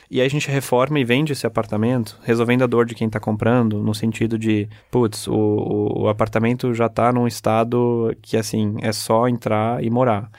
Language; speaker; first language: Portuguese; early bilingual, other home language; German